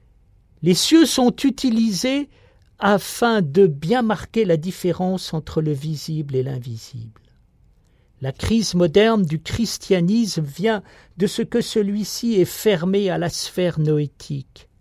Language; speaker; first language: French; native; French